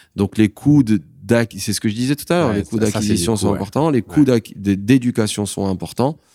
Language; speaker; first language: French; non-native, local second language; Arabic